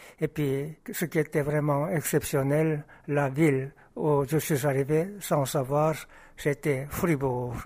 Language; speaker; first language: French; non-native, fluent; Korean